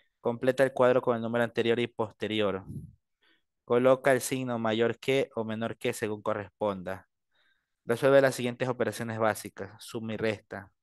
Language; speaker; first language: Spanish; native; Spanish